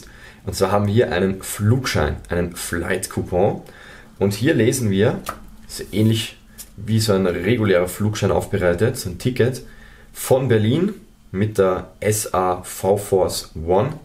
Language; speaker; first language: German; native; German